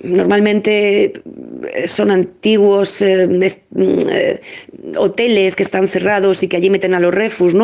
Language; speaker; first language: Spanish; native; Spanish